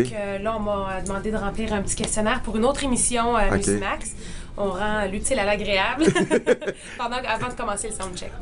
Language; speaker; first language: French; native; French